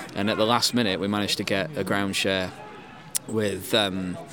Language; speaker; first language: English; native; English